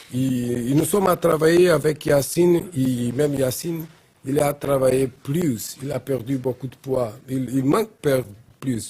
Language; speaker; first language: French; non-native, learner; Portuguese